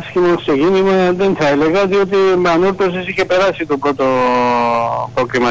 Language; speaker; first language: Greek; non-native, fluent; Georgian